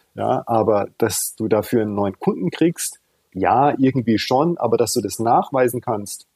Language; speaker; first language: German; early bilingual, other home language; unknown